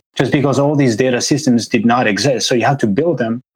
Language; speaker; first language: English; non-native, fluent; French